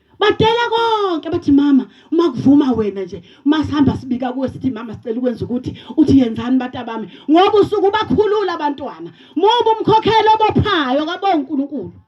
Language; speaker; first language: Zulu; native; Zulu